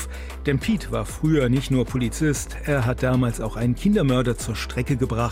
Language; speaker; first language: German; native; German